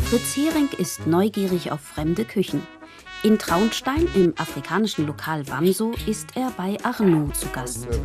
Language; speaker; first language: German; native; German